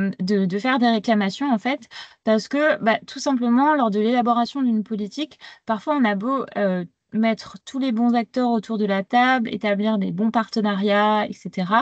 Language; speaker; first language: French; native; French